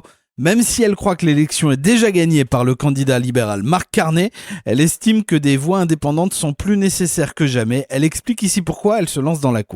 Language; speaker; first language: French; native; French